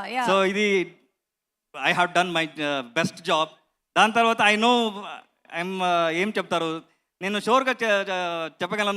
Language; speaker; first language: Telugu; non-native, learner; Kannada